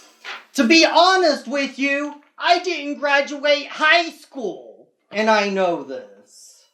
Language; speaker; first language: English; native; English